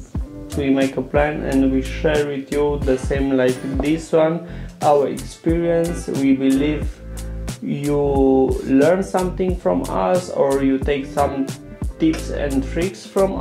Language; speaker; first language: English; non-native, learner; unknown